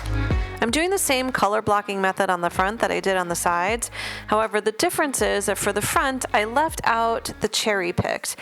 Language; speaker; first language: English; native; English